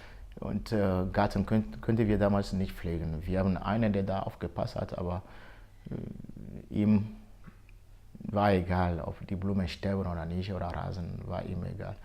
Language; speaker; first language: German; non-native, fluent; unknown